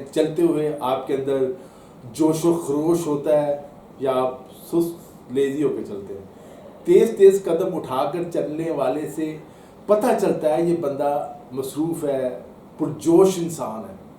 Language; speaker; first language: Urdu; native; Urdu